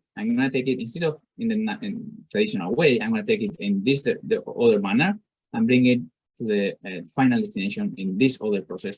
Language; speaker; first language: English; non-native, fluent; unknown